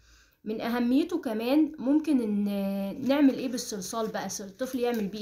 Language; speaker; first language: Arabic; native; Arabic